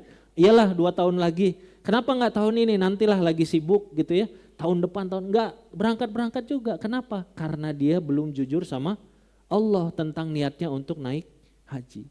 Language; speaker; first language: Indonesian; non-native, local second language; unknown